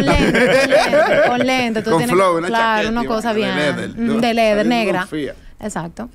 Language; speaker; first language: Spanish; native; Spanish